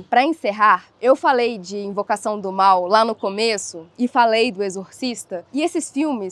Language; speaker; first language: Portuguese; native; Portuguese